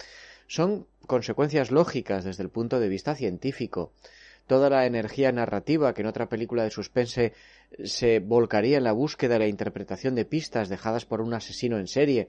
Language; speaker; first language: Spanish; native; Spanish